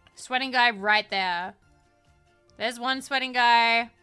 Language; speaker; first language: English; native; English